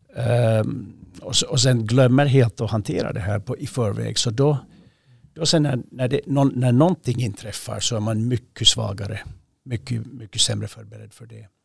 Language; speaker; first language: Swedish; native; Swedish